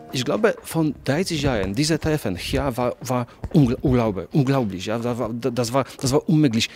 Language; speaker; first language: German; non-native, learner; Polish